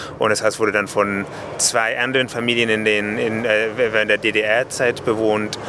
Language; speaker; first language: German; non-native, fluent; English